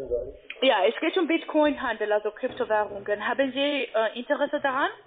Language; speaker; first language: German; non-native, learner; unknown